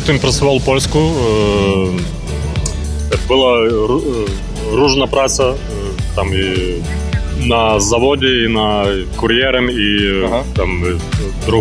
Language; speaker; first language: Polish; non-native, learner; Ukrainian